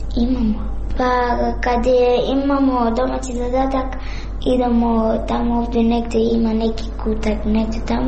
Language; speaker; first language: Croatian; non-native, learner; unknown